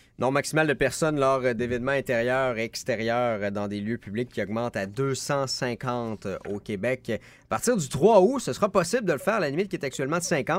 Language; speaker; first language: French; native; French